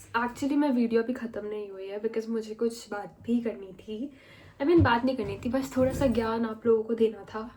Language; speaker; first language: Hindi; non-native, local second language; Marathi